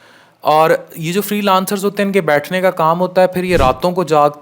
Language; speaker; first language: Urdu; native; Urdu